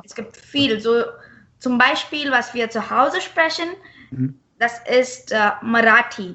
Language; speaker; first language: German; non-native, fluent; Marathi